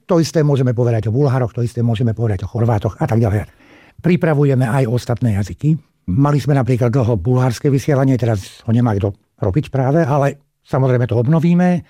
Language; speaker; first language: Slovak; non-native, local second language; Hungarian